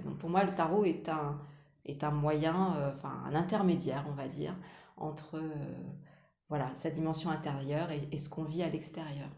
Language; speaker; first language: French; native; French